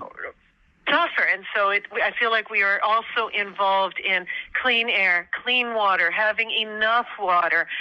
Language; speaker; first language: English; native; English